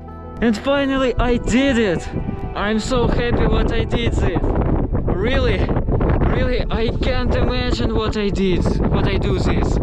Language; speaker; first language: English; non-native, learner; Russian